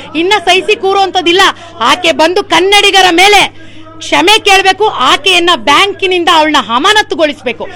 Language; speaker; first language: Kannada; native; Kannada